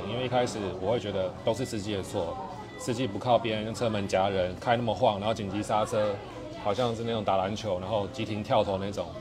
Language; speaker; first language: Chinese; native; Chinese